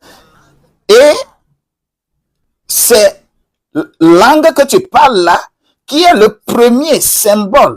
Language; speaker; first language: French; non-native, local second language; Ewe